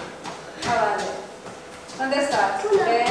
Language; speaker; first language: Spanish; non-native, fluent; Filipino